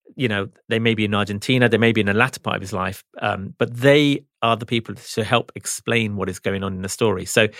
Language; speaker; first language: English; native; English